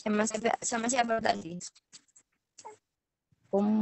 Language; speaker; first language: Indonesian; native; Indonesian